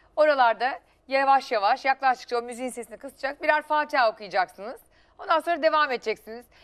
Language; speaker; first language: Turkish; native; Turkish